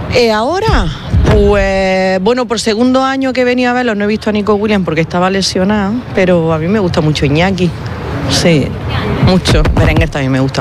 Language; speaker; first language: Spanish; native; Spanish